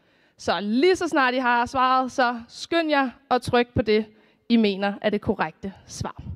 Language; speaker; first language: Danish; native; Danish